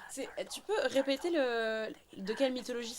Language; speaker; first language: French; native; French